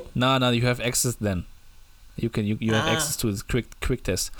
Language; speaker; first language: English; non-native, fluent; German